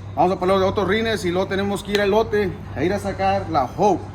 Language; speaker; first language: Spanish; early bilingual, other home language; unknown